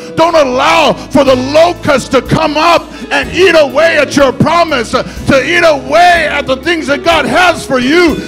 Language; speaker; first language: English; early bilingual, other home language; Spanish